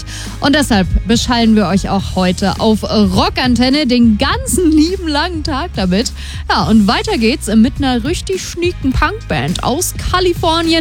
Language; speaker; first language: German; native; German